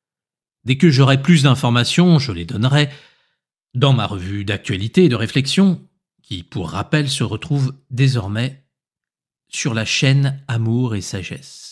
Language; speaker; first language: French; native; French